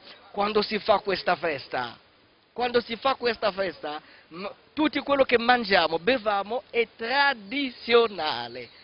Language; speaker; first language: Italian; non-native, fluent; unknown